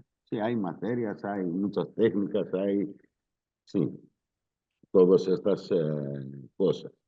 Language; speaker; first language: Spanish; non-native, learner; Greek